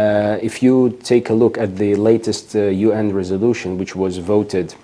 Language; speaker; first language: English; non-native, fluent; Ukrainian